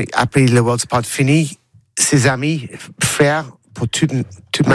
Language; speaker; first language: French; non-native, learner; English